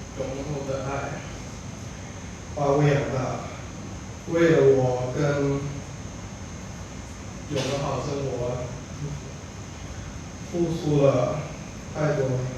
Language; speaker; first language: Chinese; non-native, learner; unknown